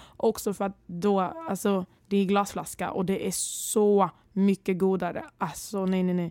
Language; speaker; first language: Swedish; early bilingual, other home language; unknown